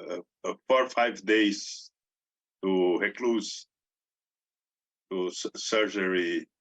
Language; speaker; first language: English; non-native, learner; Portuguese